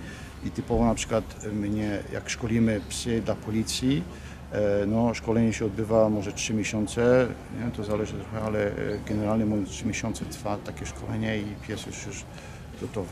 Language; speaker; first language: Polish; early bilingual, heritage; Polish